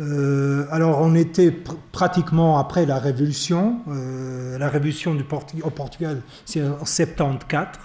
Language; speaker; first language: French; non-native, fluent; Portuguese